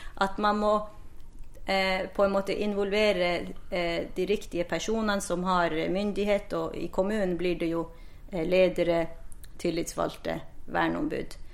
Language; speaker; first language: Norwegian; non-native, local second language; Northern Sami